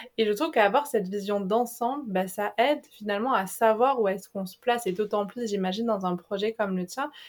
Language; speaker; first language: French; native; French